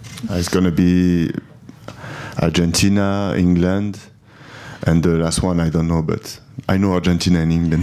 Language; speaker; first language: English; non-native, learner; French